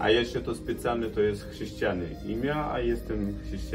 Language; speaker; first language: Polish; non-native, learner; Arabic